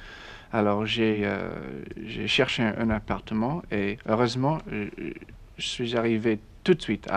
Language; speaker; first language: French; non-native, learner; English